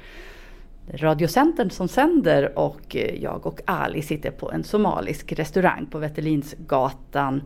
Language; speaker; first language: Swedish; native; Swedish